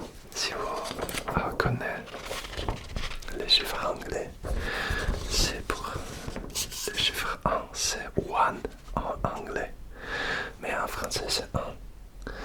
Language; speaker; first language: French; non-native, learner; Russian